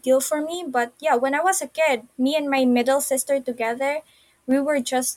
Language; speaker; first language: English; non-native, local second language; Filipino